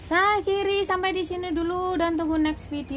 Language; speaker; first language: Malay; non-native, local second language; Javanese